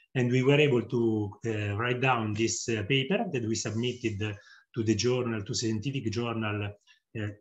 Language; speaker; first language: English; non-native, fluent; Italian